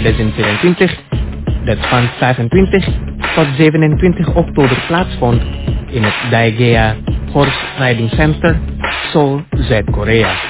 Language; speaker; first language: Dutch; non-native, fluent; Indonesian